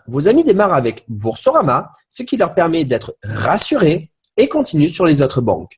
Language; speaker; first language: French; native; French